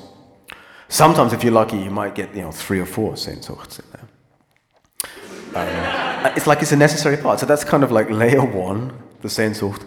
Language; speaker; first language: English; native; English